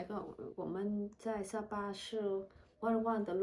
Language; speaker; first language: Chinese; non-native, learner; Vietnamese